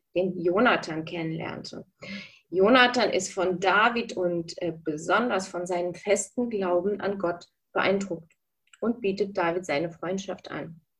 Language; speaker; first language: German; early bilingual, other home language; Russian